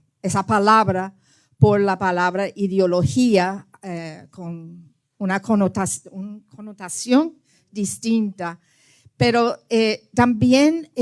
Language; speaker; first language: Spanish; early bilingual, heritage; Spanish